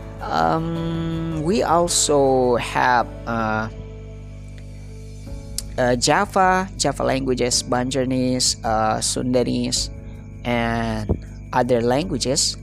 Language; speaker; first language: English; non-native, learner; Indonesian